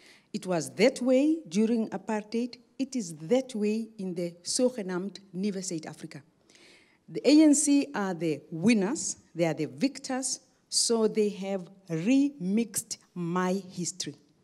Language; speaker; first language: English; non-native, local second language; Afrikaans